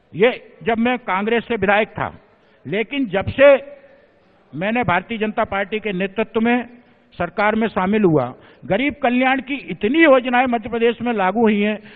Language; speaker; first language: Hindi; native; Hindi